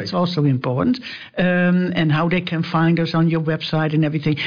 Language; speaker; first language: English; non-native, fluent; Dutch